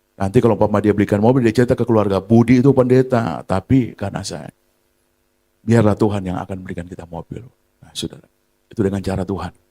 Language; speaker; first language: Indonesian; native; Indonesian